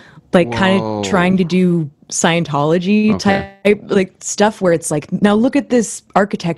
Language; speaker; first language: English; native; English